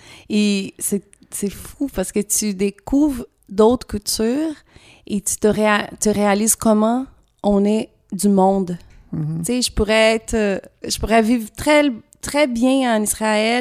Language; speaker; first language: French; non-native, fluent; Portuguese